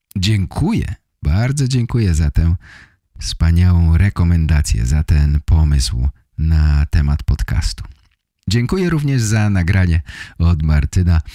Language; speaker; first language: Polish; native; Polish